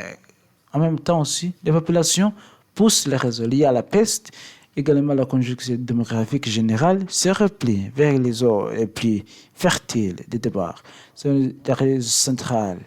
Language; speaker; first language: French; non-native, learner; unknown